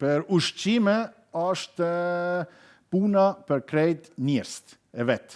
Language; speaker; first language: Albanian; non-native, learner; German